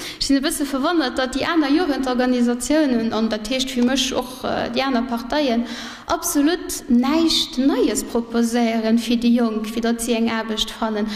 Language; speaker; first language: Luxembourgish; early bilingual, other home language; Portuguese